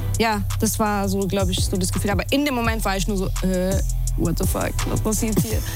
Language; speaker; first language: German; early bilingual, other home language; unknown